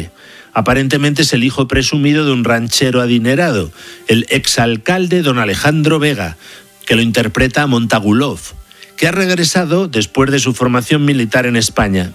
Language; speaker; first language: Spanish; native; Spanish